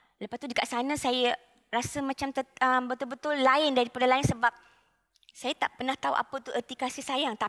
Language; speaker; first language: Malay; non-native, local second language; Tamil